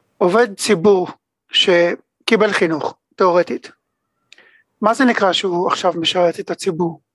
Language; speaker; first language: Hebrew; native; Hebrew